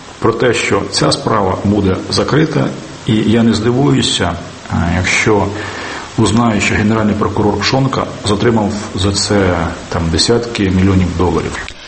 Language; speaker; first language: Ukrainian; native; Ukrainian